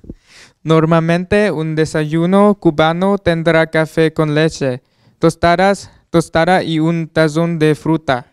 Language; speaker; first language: Spanish; non-native, learner; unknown